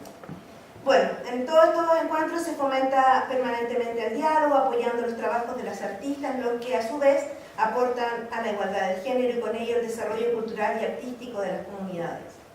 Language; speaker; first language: Spanish; native; Spanish